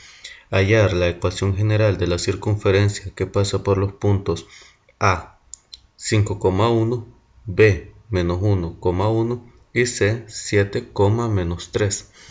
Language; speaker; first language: Spanish; native; Spanish